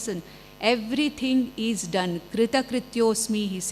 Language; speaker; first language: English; non-native, local second language; Konkani